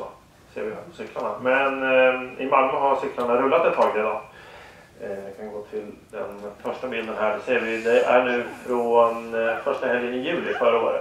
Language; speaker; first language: Swedish; native; Swedish